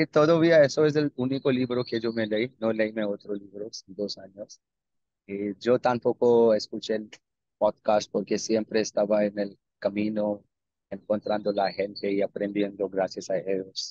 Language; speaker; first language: Spanish; non-native, learner; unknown